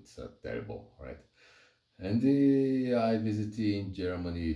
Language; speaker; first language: English; non-native, learner; Portuguese